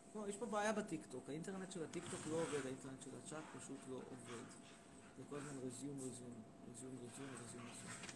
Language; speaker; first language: Hebrew; native; Hebrew